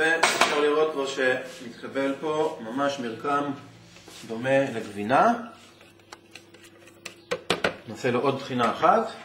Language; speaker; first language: Hebrew; native; Hebrew